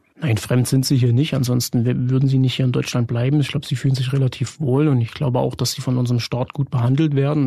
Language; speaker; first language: German; native; German